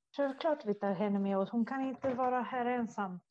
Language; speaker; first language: Swedish; non-native, fluent; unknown